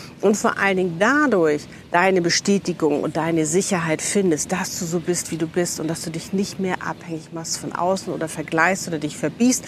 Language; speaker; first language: German; native; German